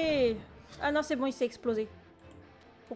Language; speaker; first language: French; native; French